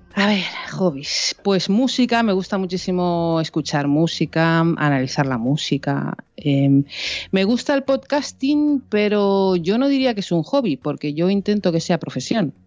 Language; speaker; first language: Spanish; native; Spanish